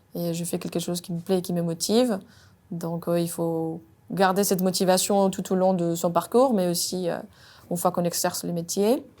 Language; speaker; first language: French; non-native, fluent; Spanish